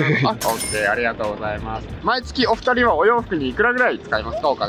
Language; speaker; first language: Japanese; native; Japanese